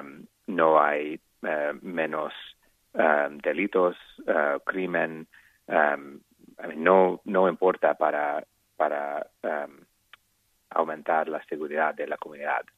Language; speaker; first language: Spanish; non-native, learner; English